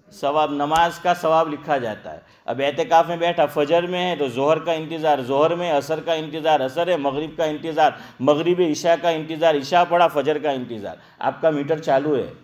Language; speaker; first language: Hindi; non-native, local second language; Gujarati